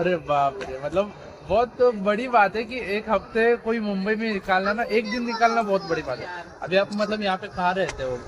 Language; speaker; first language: Hindi; non-native, local second language; Marathi